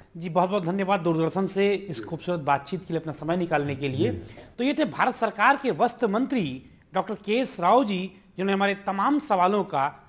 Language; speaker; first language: Hindi; native; Hindi